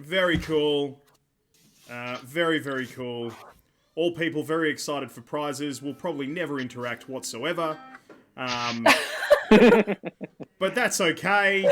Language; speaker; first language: English; native; English